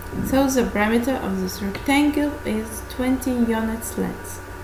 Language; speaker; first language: English; non-native, fluent; Arabic